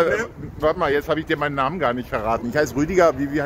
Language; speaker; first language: German; native; German